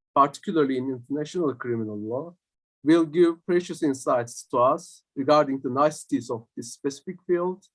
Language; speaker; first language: English; non-native, fluent; Turkish